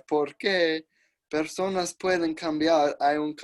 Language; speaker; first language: Spanish; non-native, learner; English